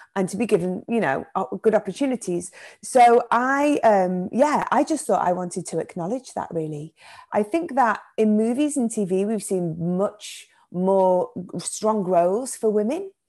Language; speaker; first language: English; native; English